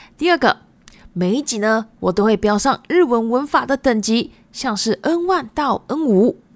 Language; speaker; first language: Chinese; early bilingual, other home language; Japanese